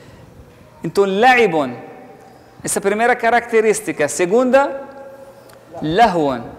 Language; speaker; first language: Portuguese; non-native, learner; Arabic